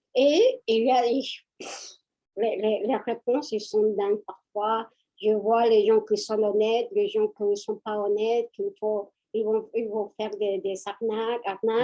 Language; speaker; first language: French; non-native, fluent; Spanish